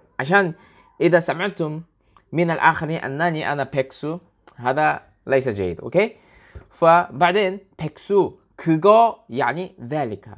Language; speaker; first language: Arabic; non-native, learner; Korean